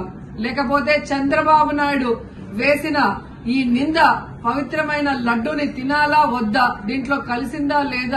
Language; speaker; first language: Telugu; native; Telugu